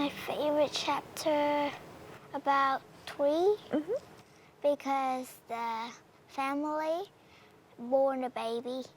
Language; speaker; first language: English; non-native, fluent; Vietnamese